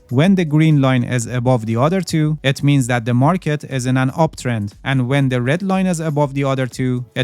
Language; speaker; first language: English; non-native, fluent; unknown